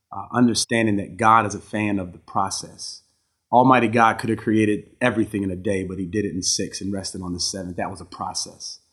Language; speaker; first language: English; native; English